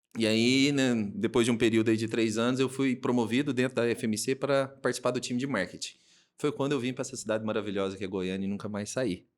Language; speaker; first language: Portuguese; native; Portuguese